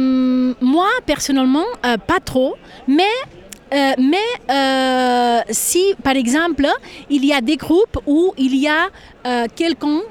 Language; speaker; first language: French; non-native, fluent; Catalan